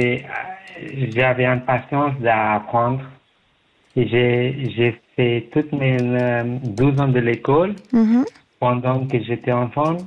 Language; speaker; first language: French; non-native, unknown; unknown